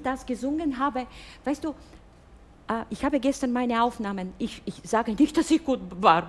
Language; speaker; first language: German; non-native, fluent; Bulgarian